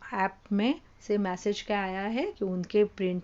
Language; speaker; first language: Hindi; non-native, local second language; Marathi